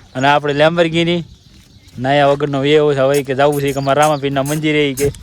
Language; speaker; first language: Gujarati; native; Gujarati